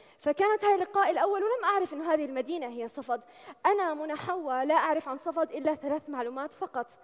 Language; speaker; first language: Arabic; native; Arabic